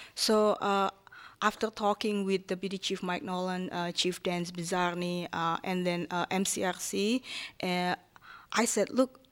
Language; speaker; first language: English; non-native, fluent; Japanese